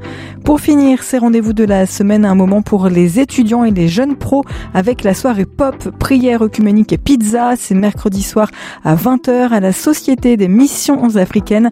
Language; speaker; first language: French; native; French